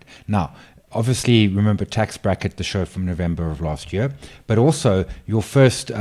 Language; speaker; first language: English; native; English